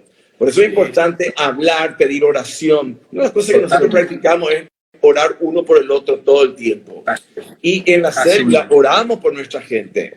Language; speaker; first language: Spanish; native; Spanish